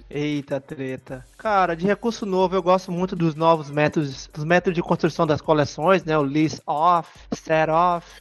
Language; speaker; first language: Portuguese; native; Portuguese